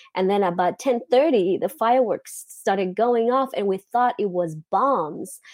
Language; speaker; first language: English; non-native, fluent; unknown